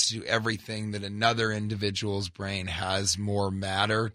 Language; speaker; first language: English; native; English